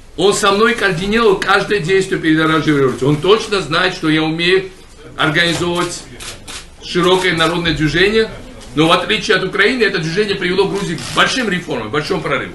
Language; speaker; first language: Russian; non-native, local second language; Georgian